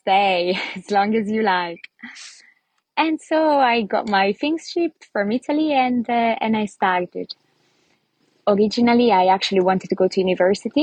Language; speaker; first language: English; non-native, fluent; Italian